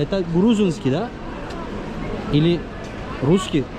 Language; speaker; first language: Russian; non-native, learner; Turkish